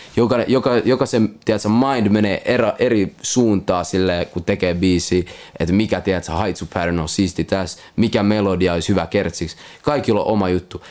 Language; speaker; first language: Finnish; non-native, local second language; Swedish